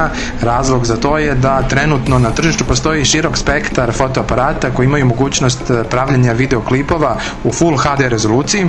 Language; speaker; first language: Serbian; native; Serbian